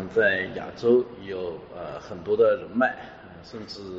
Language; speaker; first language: Chinese; native; Chinese